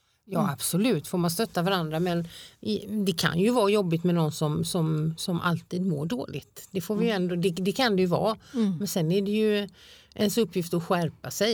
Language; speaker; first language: Swedish; native; Swedish